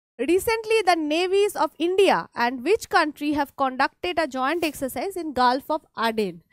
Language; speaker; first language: English; non-native, local second language; Bangla